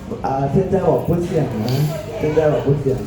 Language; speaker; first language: Chinese; non-native, learner; Thai